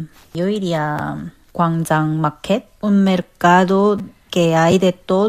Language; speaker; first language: Spanish; non-native, fluent; Korean